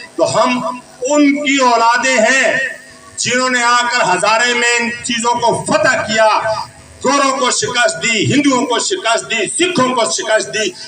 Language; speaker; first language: Urdu; non-native, local second language; Pashto